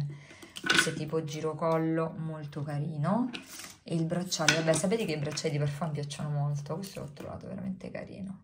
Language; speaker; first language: Italian; native; Italian